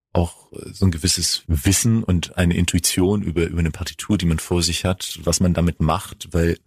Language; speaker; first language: German; non-native, fluent; Greek